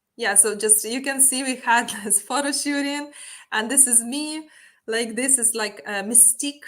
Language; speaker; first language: English; non-native, fluent; Ukrainian